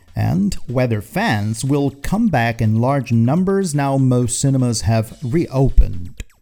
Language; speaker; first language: English; non-native, fluent; Portuguese